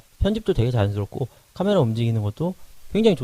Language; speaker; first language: Korean; native; Korean